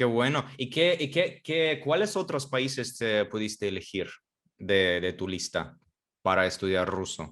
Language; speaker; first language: Spanish; non-native, fluent; Russian